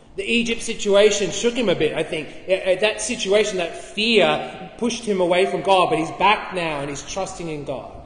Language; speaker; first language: English; native; English